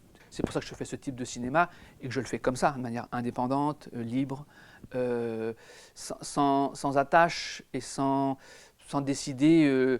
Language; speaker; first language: French; native; French